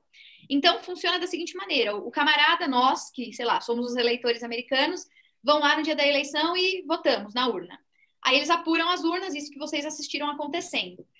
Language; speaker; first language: Portuguese; native; Portuguese